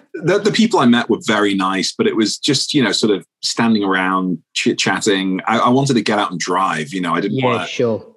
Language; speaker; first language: English; native; English